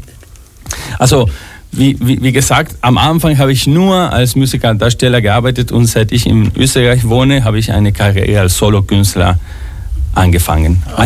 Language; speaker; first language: German; non-native, fluent; Spanish